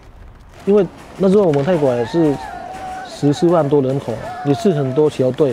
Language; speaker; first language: Chinese; non-native, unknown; Thai